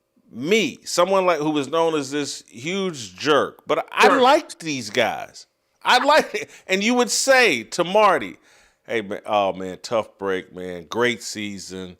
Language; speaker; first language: English; native; English